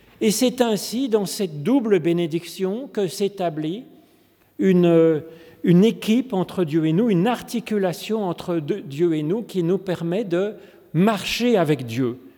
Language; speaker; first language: French; native; French